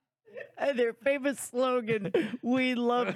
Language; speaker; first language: English; native; English